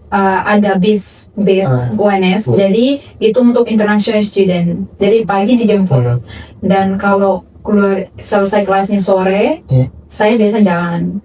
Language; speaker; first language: Indonesian; non-native, fluent; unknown